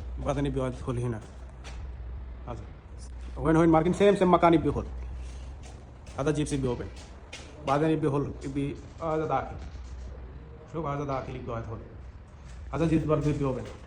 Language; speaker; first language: Arabic; non-native, learner; Bangla